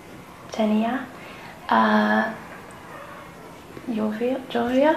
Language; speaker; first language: Spanish; non-native, learner; English